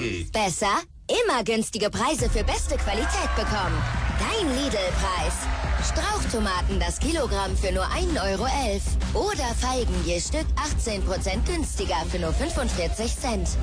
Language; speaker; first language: German; native; German